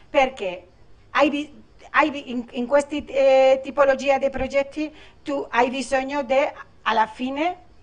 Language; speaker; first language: Italian; non-native, learner; Spanish